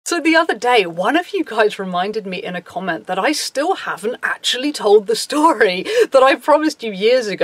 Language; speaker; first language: English; native; English